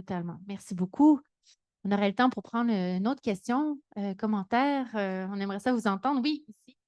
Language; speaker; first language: French; native; French